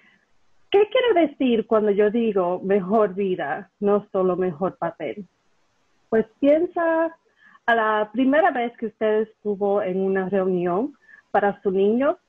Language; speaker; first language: Spanish; early bilingual, heritage; Spanish